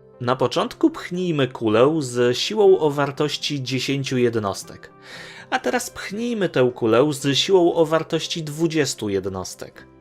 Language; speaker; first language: Polish; native; Polish